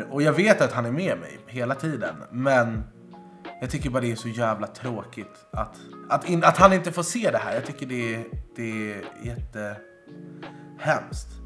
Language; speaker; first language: Swedish; native; Swedish